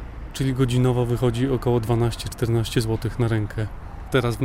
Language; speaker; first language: Polish; native; Polish